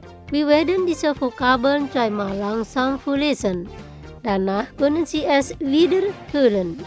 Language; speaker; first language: German; non-native, fluent; Indonesian